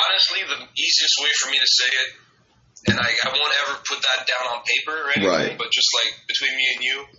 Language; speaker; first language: English; non-native, fluent; French